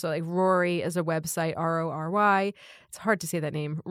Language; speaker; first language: English; native; English